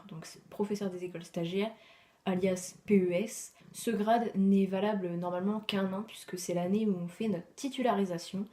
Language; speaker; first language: French; native; French